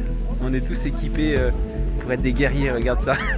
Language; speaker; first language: French; native; French